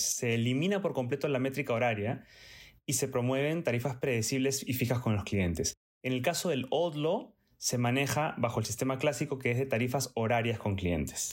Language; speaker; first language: Spanish; native; Spanish